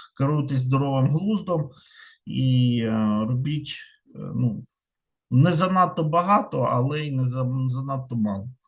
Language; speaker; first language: Ukrainian; non-native, local second language; Russian